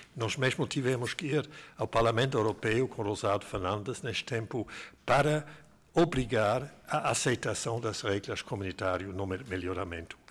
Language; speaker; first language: Portuguese; non-native, fluent; German